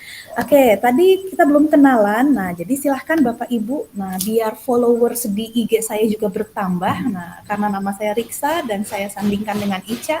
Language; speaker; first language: Indonesian; native; Indonesian